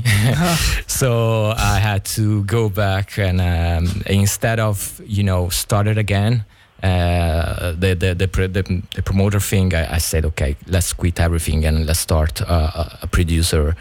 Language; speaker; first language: English; non-native, fluent; Italian